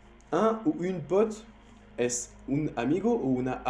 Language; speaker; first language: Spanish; non-native, fluent; French